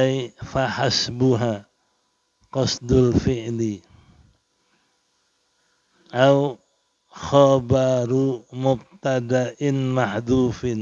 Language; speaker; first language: Arabic; non-native, fluent; Indonesian